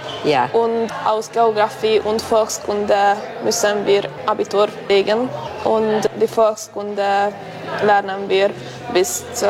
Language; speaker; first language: German; non-native, local second language; Hungarian